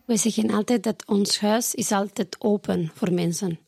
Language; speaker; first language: Dutch; non-native, fluent; Spanish